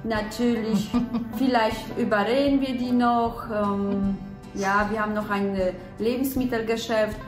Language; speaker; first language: German; non-native, fluent; Polish